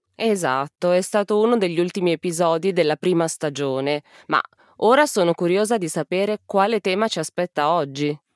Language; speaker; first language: Italian; native; Italian